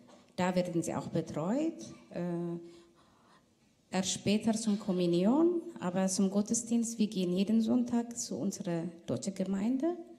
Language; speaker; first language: German; non-native, fluent; Tigrinya